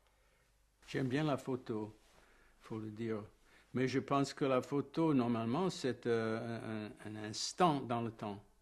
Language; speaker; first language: French; non-native, fluent; English